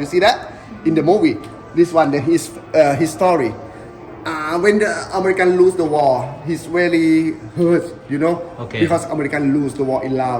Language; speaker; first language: English; non-native, learner; Thai